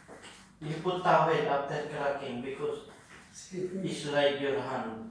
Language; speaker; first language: English; non-native, learner; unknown